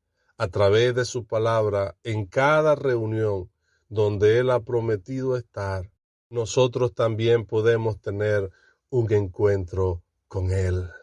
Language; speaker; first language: Spanish; native; Spanish